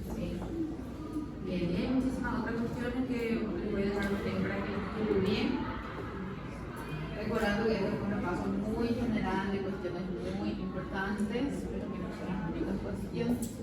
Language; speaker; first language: Spanish; native; Spanish